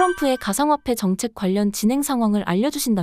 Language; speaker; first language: Korean; native; Korean